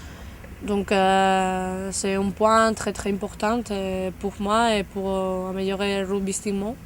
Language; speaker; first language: French; non-native, fluent; Spanish